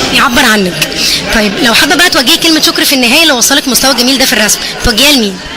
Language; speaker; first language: Arabic; native; Arabic